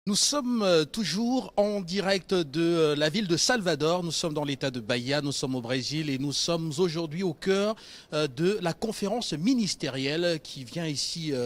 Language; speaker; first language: French; native; French